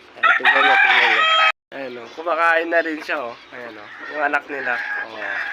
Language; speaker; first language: Filipino; native; Filipino